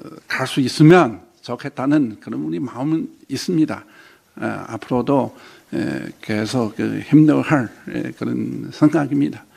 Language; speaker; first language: Korean; non-native, fluent; Chinese